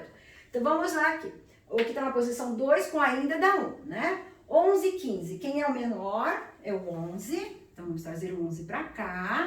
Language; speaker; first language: Portuguese; native; Portuguese